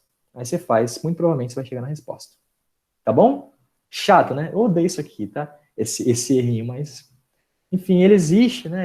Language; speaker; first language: Portuguese; native; Portuguese